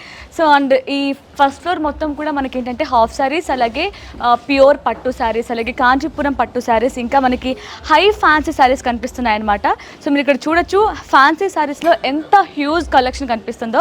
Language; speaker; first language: Telugu; native; Telugu